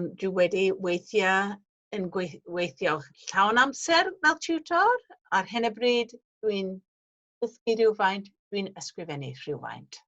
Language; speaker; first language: Welsh; non-native, fluent; English